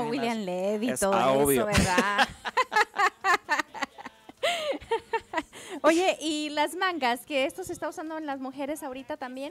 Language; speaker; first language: Spanish; native; Spanish